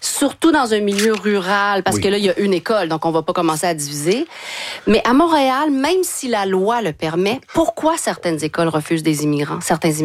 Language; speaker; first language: French; native; French